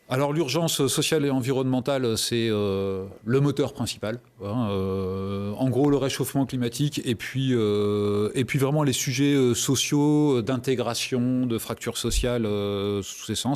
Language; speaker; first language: French; native; French